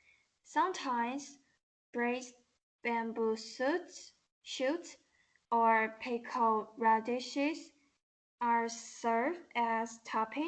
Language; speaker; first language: English; non-native, learner; Chinese